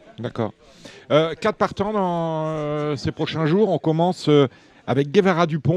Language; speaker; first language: French; native; French